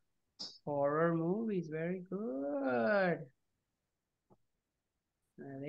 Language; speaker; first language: English; non-native, fluent; Spanish